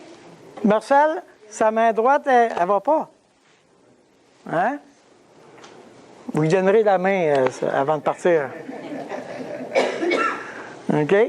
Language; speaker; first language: French; native; French